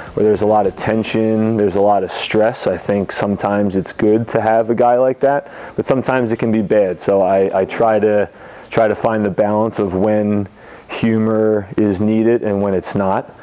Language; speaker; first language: English; native; English